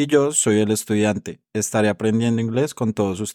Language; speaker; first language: Spanish; native; Spanish